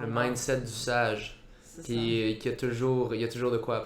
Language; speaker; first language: French; native; French